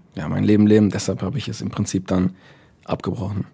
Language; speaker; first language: German; early bilingual, other home language; Dutch